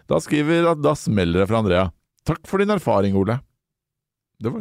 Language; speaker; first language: Norwegian; native; Norwegian